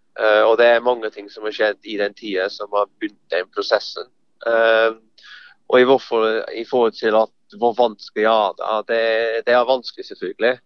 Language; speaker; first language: Norwegian; non-native, fluent; English